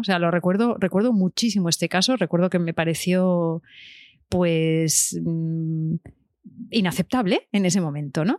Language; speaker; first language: Spanish; native; Spanish